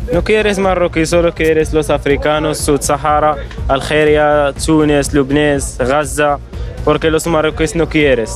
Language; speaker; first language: Spanish; non-native, learner; Arabic